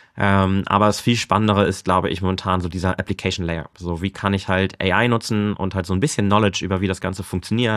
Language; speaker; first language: German; native; German